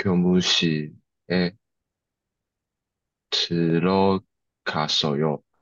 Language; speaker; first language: Korean; non-native, learner; Chinese